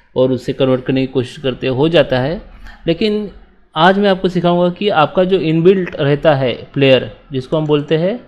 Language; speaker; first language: Hindi; native; Hindi